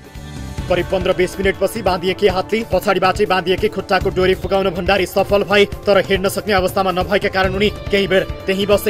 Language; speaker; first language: Nepali; native; Nepali